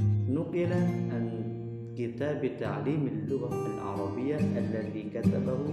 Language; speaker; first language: Arabic; non-native, fluent; Indonesian